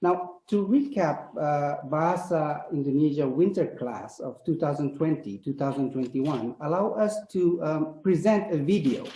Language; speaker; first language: English; non-native, fluent; Indonesian